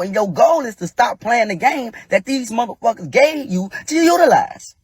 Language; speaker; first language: English; native; English